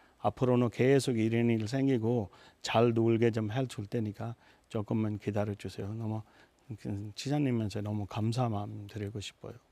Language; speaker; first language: Korean; non-native, fluent; Punjabi